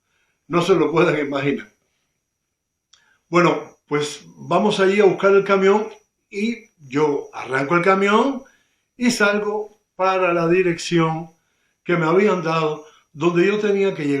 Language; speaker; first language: Spanish; native; Spanish